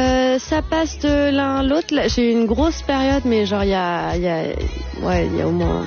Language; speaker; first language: French; native; French